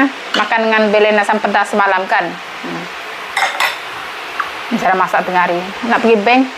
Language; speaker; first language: Malay; native; Malay